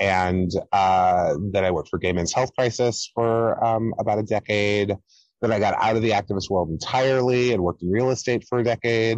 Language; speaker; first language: English; native; English